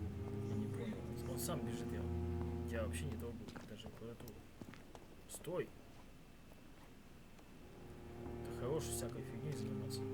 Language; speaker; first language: Russian; native; Russian